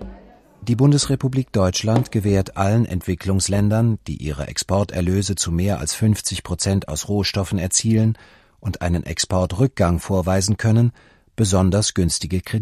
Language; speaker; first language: German; native; German